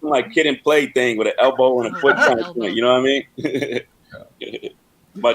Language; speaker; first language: English; native; English